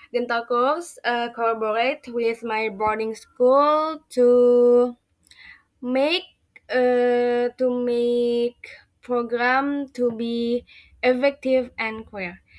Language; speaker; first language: English; non-native, learner; Indonesian